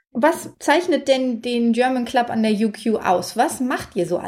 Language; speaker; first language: German; native; German